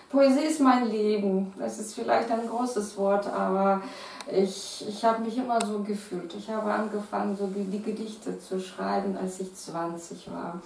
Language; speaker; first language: German; non-native, fluent; Russian